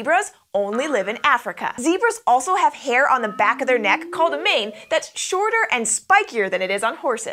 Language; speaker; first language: English; native; English